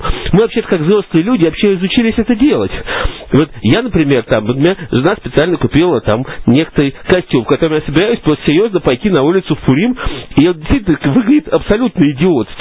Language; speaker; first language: Russian; native; Russian